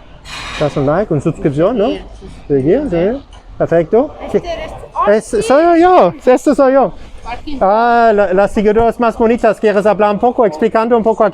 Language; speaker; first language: Spanish; non-native, learner; German